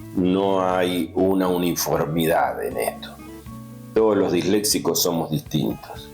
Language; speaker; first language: Spanish; native; Spanish